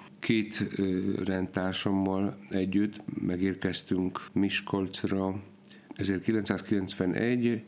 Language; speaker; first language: Hungarian; non-native, fluent; Polish